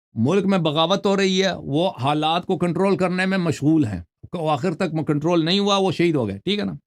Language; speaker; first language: Urdu; non-native, fluent; Persian